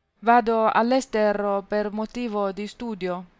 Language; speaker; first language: Italian; non-native, fluent; Chinese